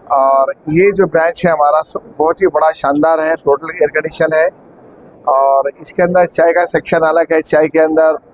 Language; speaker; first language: Hindi; non-native, local second language; Urdu